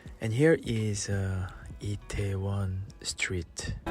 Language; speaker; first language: English; non-native, learner; Korean